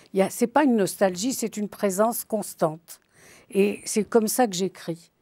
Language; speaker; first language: French; early bilingual, other home language; Yiddish